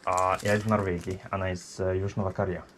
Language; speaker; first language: Russian; non-native, learner; Norwegian